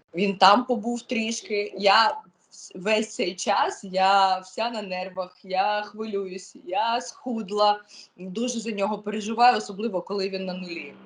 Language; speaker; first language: Ukrainian; non-native, local second language; Russian